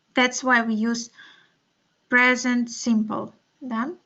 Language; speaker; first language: English; non-native, fluent; Russian